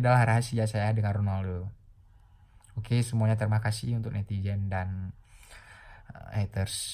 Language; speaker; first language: Indonesian; non-native, local second language; Achinese